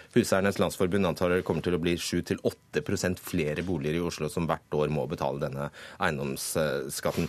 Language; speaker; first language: Norwegian; native; Norwegian